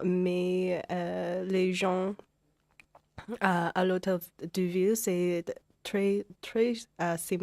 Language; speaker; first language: French; non-native, learner; English